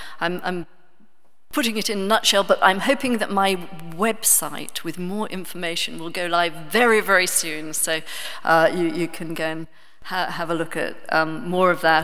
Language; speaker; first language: English; native; English